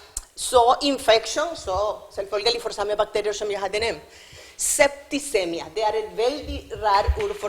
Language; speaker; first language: Norwegian; non-native, learner; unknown